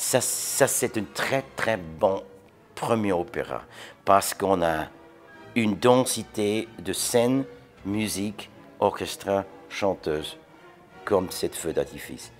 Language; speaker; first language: French; non-native, learner; English